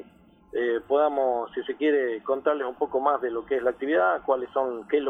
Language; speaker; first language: Spanish; native; Spanish